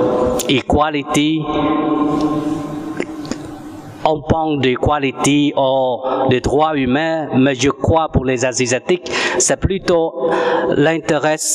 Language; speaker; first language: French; non-native, fluent; Vietnamese